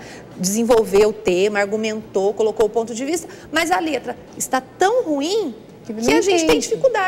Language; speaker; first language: Portuguese; native; Portuguese